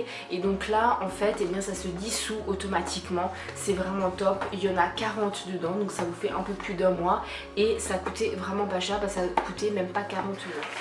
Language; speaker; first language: French; native; French